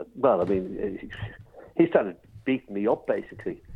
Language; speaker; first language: English; native; English